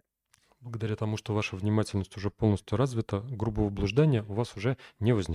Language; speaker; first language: Russian; native; Russian